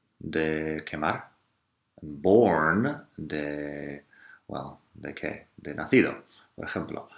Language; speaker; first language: Spanish; non-native, fluent; English